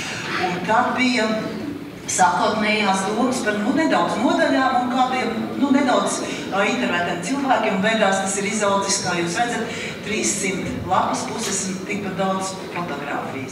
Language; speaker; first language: Latvian; native; Latvian